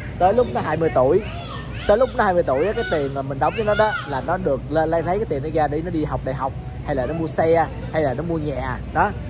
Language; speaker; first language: Vietnamese; native; Vietnamese